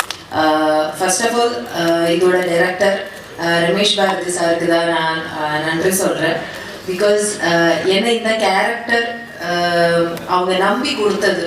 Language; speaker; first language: Tamil; non-native, learner; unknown